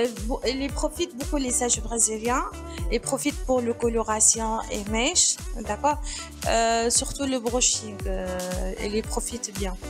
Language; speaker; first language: French; non-native, local second language; Arabic